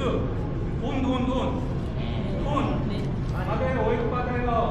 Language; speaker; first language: Korean; non-native, learner; Lao